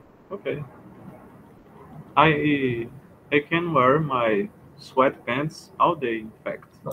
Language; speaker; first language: English; non-native, learner; Portuguese